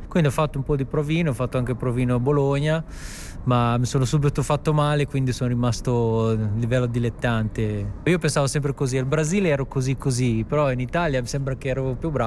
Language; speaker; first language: Italian; native; Italian